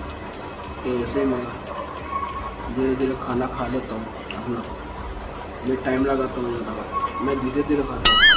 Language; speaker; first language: Hindi; native; Hindi